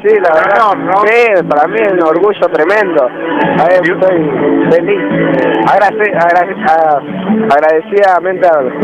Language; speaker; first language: Spanish; native; Spanish